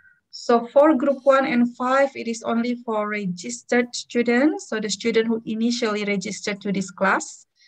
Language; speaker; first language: English; non-native, fluent; Indonesian